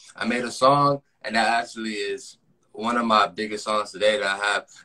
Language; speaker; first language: English; native; English